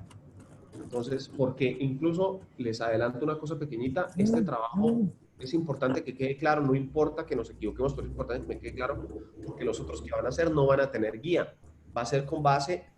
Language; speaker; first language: Spanish; native; Spanish